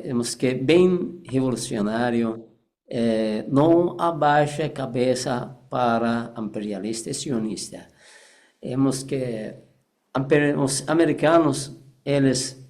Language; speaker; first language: Portuguese; non-native, fluent; Persian